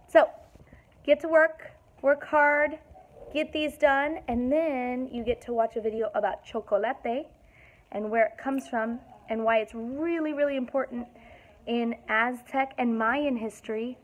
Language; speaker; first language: English; native; English